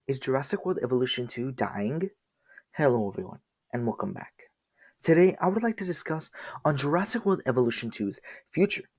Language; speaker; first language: English; native; English